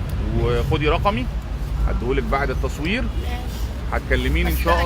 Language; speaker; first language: Arabic; native; Arabic